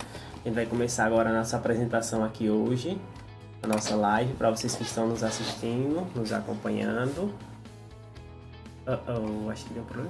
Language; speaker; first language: Portuguese; native; Portuguese